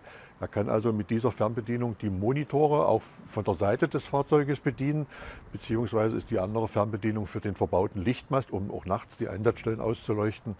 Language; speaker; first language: German; native; German